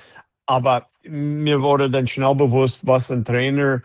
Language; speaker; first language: German; non-native, fluent; English